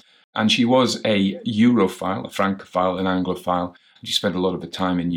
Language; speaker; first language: English; native; English